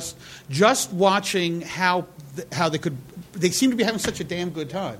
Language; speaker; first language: English; native; English